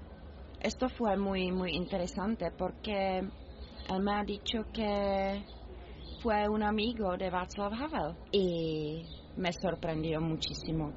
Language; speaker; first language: Spanish; non-native, fluent; Czech